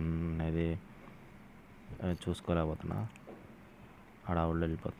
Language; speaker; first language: Telugu; native; Telugu